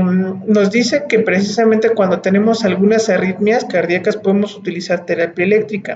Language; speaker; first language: Spanish; native; Spanish